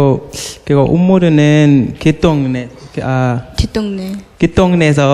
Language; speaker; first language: Korean; non-native, learner; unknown